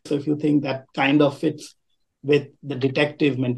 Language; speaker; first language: English; non-native, local second language; Bangla